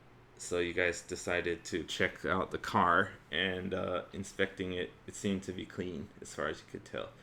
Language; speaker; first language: English; native; English